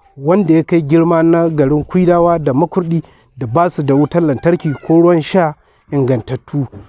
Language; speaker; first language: Hausa; native; Hausa